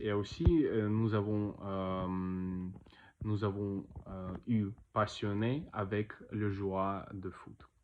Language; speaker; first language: French; non-native, learner; Russian